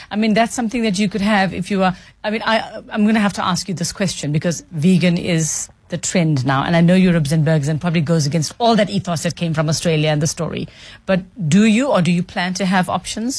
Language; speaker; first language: English; native; English